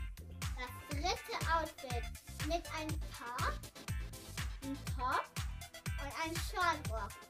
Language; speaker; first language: German; early bilingual, other home language; Filipino